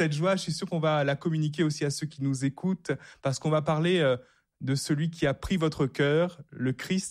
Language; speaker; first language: French; native; French